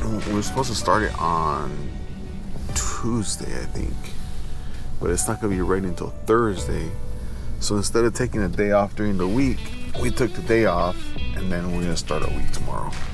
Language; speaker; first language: English; early bilingual, other home language; Spanish